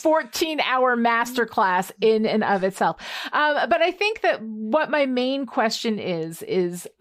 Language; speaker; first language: English; native; English